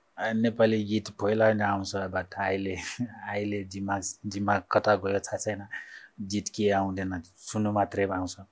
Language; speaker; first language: Nepali; non-native, learner; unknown